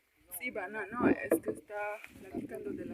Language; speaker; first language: Spanish; non-native, local second language; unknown